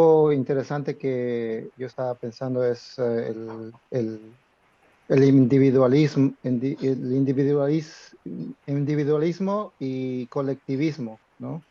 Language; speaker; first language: Spanish; non-native, fluent; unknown